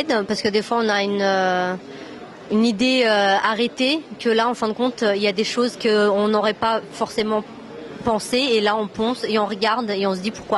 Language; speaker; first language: French; native; French